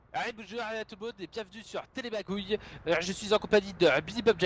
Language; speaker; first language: French; native; French